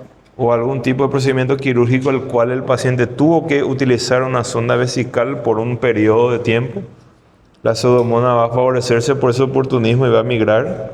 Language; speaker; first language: Spanish; non-native, fluent; Portuguese